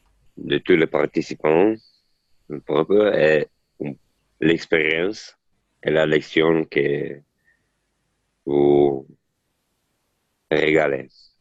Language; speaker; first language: French; non-native, learner; Italian